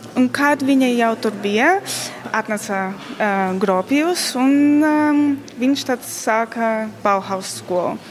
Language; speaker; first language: Latvian; non-native, learner; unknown